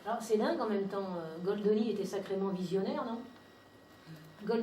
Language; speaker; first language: French; native; French